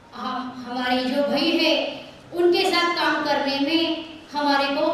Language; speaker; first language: Hindi; non-native, local second language; Marathi